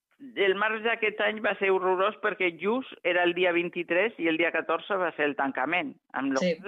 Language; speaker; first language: Catalan; non-native, local second language; Spanish